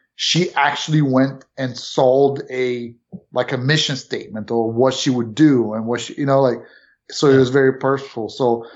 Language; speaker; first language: English; early bilingual, other home language; Romanian